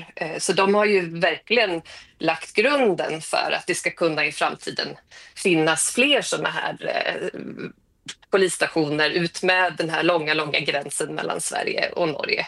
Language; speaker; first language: Swedish; native; Swedish